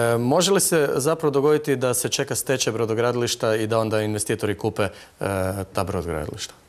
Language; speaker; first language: Croatian; native; Croatian